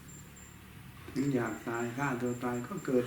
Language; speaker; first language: Thai; native; Thai